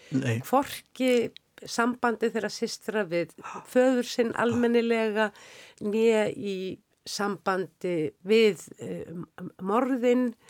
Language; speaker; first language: Icelandic; native; Icelandic